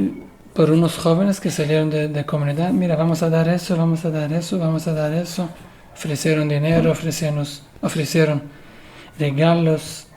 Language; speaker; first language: Spanish; non-native, learner; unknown